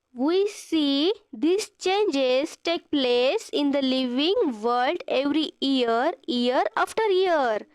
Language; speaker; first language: English; non-native, local second language; Marathi